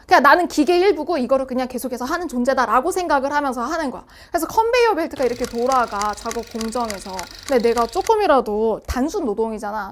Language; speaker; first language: Korean; native; Korean